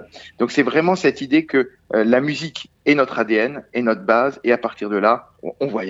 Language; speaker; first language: French; native; French